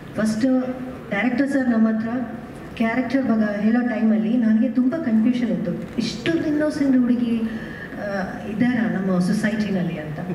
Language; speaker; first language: Kannada; non-native, learner; Malayalam